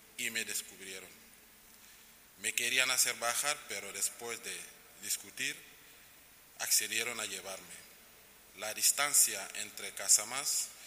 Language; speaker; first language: Spanish; non-native, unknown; Wolof